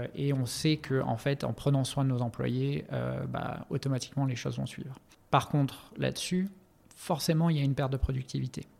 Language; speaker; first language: French; native; French